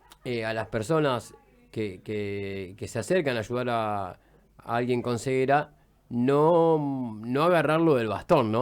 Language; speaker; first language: Spanish; native; Spanish